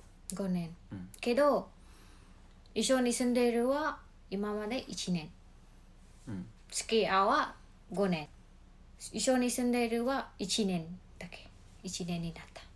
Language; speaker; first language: Japanese; non-native, learner; Mongolian